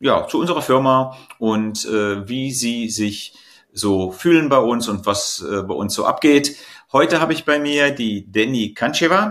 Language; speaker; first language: German; native; German